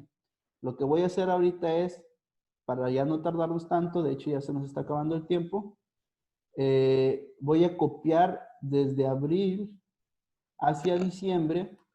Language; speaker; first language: Spanish; native; Spanish